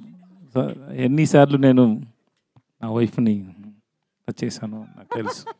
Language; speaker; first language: Telugu; non-native, learner; Tamil